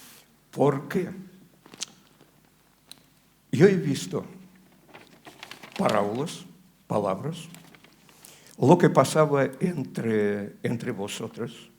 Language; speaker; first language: Spanish; non-native, learner; Russian